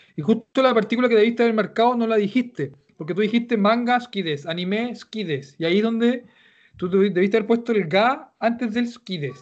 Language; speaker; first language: Spanish; native; Spanish